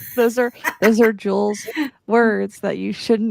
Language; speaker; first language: English; native; English